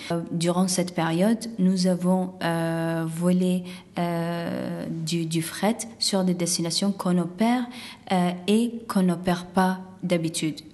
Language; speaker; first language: French; non-native, fluent; Arabic